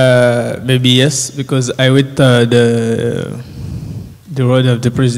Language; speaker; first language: English; non-native, learner; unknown